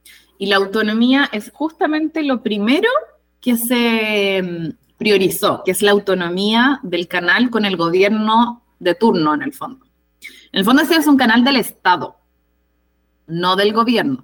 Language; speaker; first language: Spanish; native; Spanish